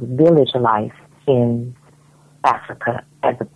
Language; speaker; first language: English; native; English